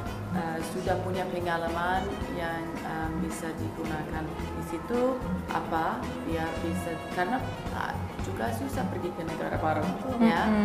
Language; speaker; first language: Indonesian; non-native, fluent; English